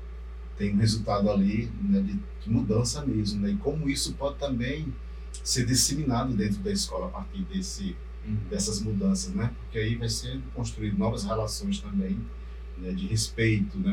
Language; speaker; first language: Portuguese; native; Portuguese